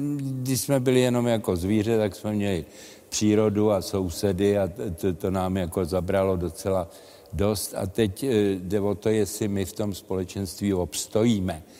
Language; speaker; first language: Czech; native; Czech